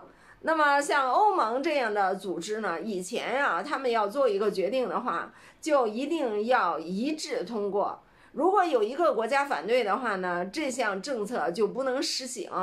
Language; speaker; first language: Chinese; native; Chinese